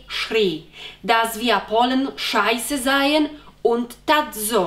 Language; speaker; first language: German; non-native, fluent; Polish